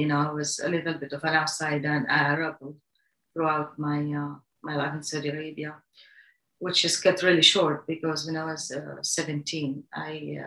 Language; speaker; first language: English; non-native, fluent; Arabic